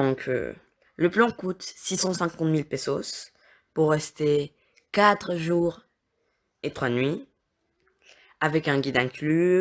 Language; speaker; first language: French; non-native, learner; Spanish